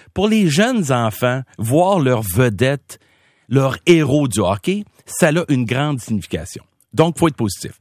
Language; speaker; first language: French; native; French